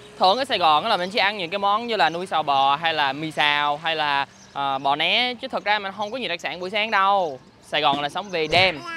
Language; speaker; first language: Vietnamese; non-native, fluent; English